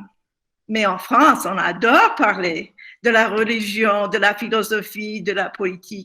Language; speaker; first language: French; non-native, fluent; English